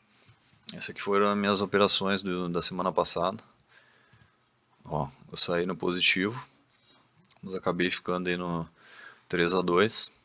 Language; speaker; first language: Portuguese; native; Portuguese